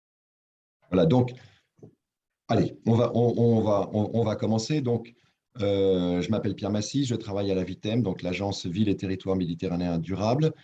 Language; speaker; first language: French; native; French